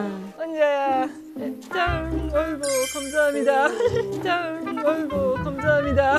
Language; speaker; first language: Korean; non-native, learner; Polish